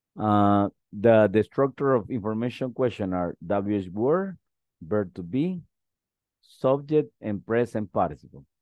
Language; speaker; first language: English; non-native, fluent; Spanish